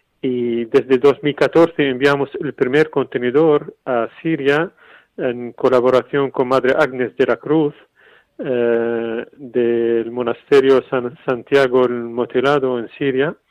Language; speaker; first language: Spanish; non-native, fluent; Arabic